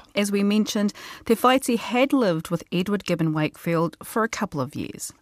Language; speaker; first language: English; native; English